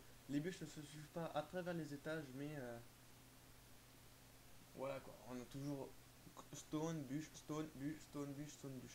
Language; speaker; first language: French; native; French